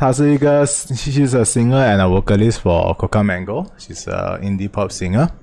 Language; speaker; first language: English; non-native, local second language; Chinese